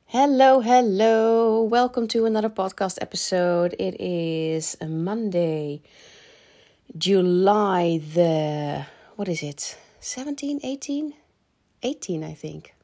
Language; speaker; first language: English; non-native, fluent; Dutch